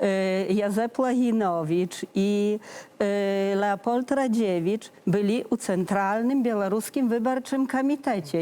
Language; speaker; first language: Polish; non-native, learner; Belarusian